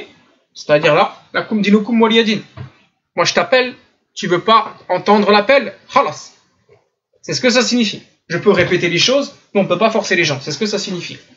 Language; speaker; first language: French; native; French